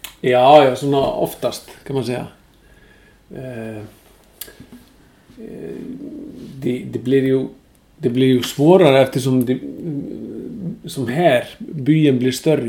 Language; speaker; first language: Swedish; non-native, fluent; Icelandic